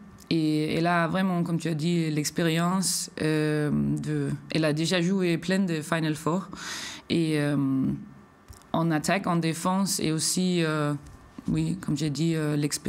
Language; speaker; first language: French; non-native, fluent; Danish